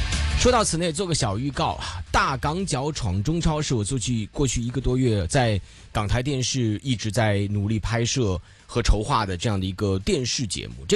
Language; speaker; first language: Chinese; native; Chinese